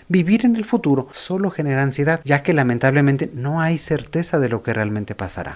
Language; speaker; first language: Spanish; native; Spanish